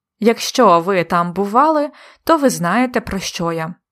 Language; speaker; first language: Ukrainian; native; Ukrainian